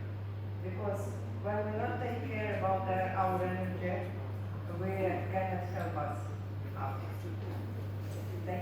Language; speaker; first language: English; non-native, learner; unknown